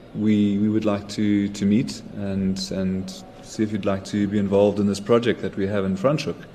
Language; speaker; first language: English; native; English